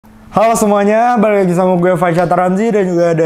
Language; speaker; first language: Indonesian; native; Indonesian